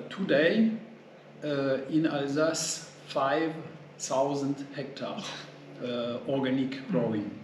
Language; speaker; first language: English; non-native, learner; French